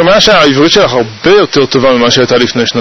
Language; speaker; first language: Hebrew; native; Hebrew